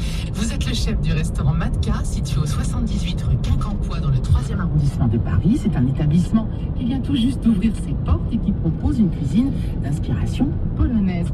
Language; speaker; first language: French; native; French